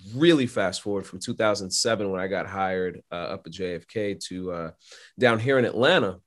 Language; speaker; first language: English; native; English